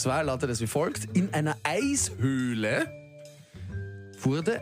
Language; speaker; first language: German; native; German